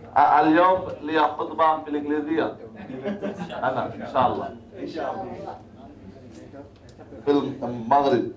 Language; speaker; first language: Arabic; non-native, learner; Urdu